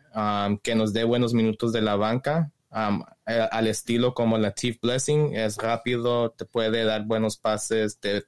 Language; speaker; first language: Spanish; early bilingual, heritage; Spanish